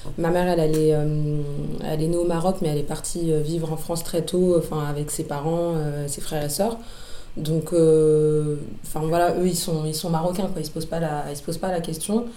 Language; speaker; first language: French; native; French